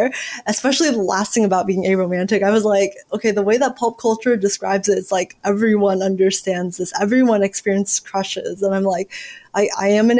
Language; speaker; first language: English; native; English